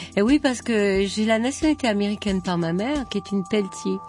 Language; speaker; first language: French; native; French